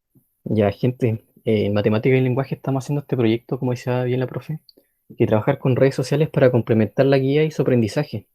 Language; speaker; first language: Spanish; native; Spanish